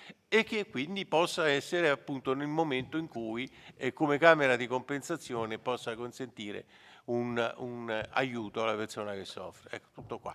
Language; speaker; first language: Italian; native; Italian